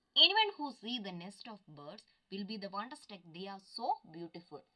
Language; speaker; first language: English; non-native, local second language; Malayalam